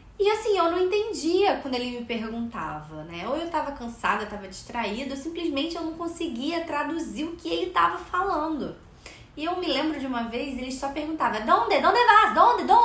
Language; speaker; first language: Portuguese; native; Portuguese